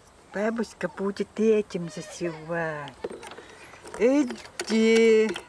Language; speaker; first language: Russian; native; Russian